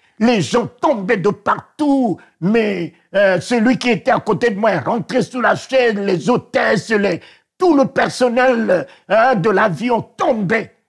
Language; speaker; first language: French; non-native, local second language; Sango